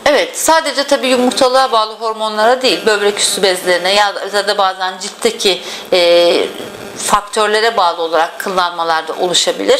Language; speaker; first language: Turkish; native; Turkish